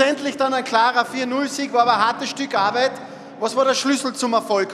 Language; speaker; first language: German; native; German